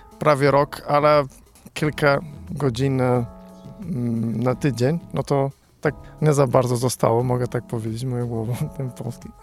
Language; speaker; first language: Polish; non-native, learner; Portuguese